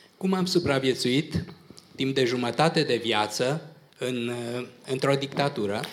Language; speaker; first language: Romanian; native; Romanian